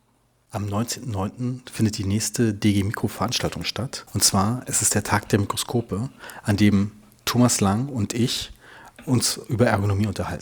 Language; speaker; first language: German; native; German